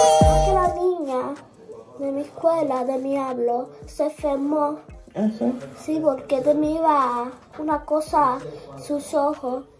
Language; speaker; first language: Spanish; early bilingual, heritage; Spanish